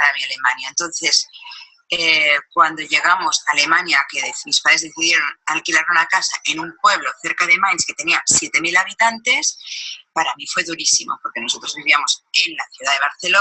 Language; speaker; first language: Spanish; native; Spanish